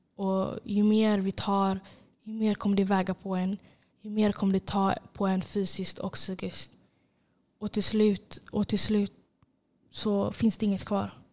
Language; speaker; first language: Swedish; early bilingual, other home language; Somali